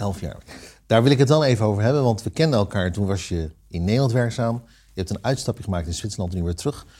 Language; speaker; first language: Dutch; native; Dutch